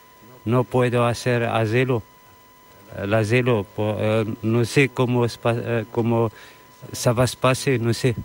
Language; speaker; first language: Spanish; non-native, learner; Arabic